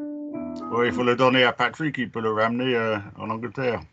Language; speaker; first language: French; non-native, fluent; English